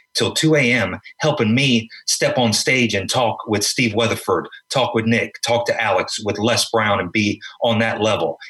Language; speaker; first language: English; native; English